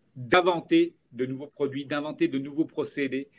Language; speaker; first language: French; native; French